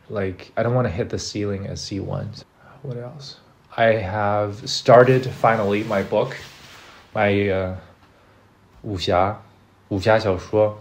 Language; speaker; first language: English; non-native, fluent; Chinese